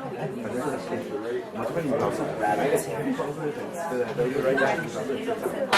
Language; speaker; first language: Chinese; native; Chinese